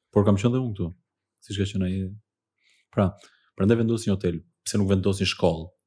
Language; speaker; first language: Albanian; early bilingual, heritage; Albanian